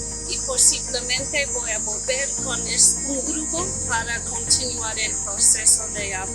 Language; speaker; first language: Spanish; non-native, fluent; English